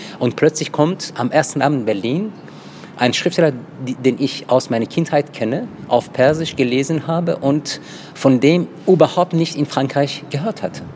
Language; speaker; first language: German; non-native, fluent; Persian